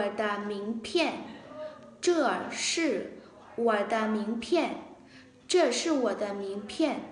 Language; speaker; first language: Chinese; non-native, fluent; Vietnamese